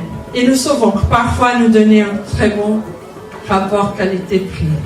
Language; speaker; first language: French; non-native, learner; Portuguese